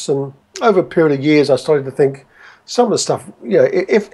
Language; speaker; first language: English; native; English